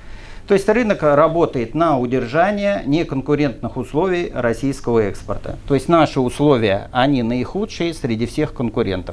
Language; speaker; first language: Russian; native; Russian